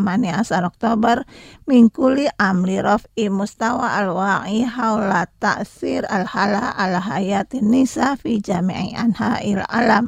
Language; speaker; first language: Arabic; non-native, learner; Indonesian